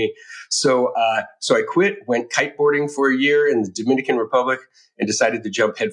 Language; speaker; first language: English; native; English